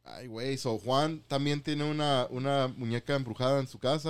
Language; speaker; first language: Spanish; native; Spanish